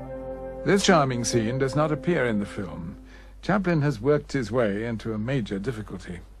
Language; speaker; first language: English; native; English